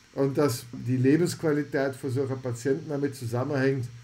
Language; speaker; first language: German; non-native, fluent; Dutch